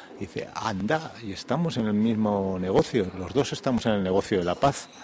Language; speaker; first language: Spanish; native; Spanish